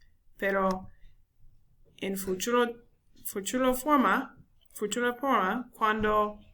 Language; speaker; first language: Spanish; non-native, learner; English